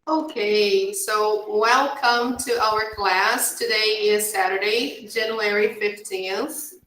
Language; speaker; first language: English; non-native, fluent; Portuguese